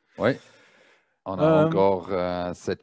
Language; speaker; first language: French; non-native, fluent; German